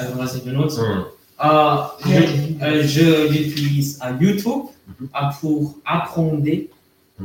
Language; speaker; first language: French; non-native, learner; German